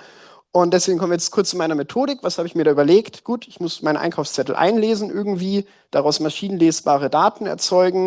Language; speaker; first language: German; native; German